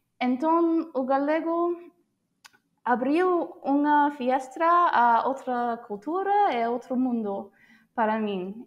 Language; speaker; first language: Portuguese; non-native, fluent; English